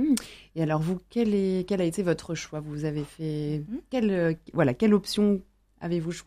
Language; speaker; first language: French; native; French